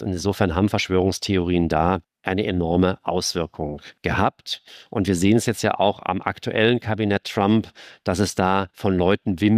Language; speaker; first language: German; native; German